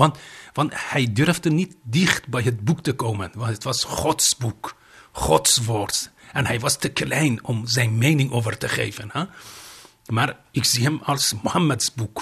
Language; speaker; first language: Dutch; non-native, fluent; Persian